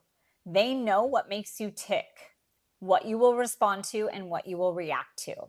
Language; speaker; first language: English; native; English